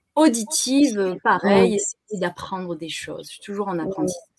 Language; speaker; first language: French; native; French